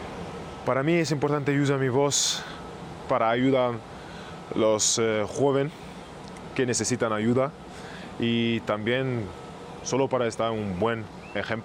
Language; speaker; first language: Spanish; non-native, learner; German